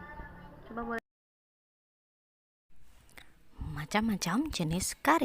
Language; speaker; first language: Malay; non-native, local second language; Sundanese